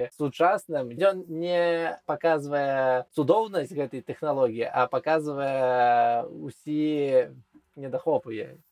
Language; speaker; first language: Belarusian; non-native, local second language; Russian